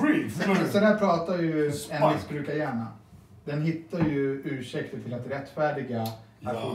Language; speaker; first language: Swedish; native; Swedish